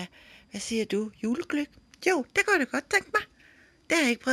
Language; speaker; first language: Danish; native; Danish